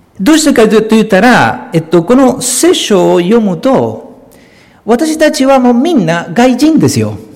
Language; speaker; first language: Japanese; non-native, fluent; Spanish